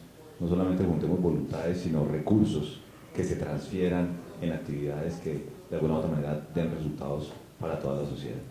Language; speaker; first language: Spanish; native; Spanish